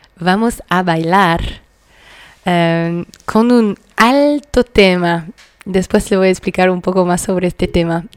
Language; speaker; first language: Spanish; non-native, fluent; French